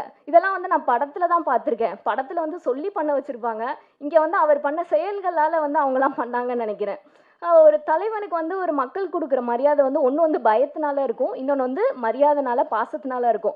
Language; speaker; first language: Tamil; native; Tamil